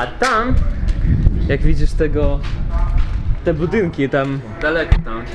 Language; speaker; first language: Polish; non-native, learner; Russian